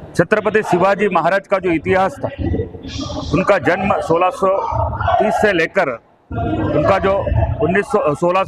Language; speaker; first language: Hindi; non-native, local second language; Marathi